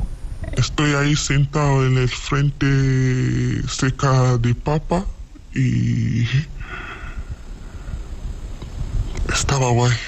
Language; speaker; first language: Spanish; non-native, learner; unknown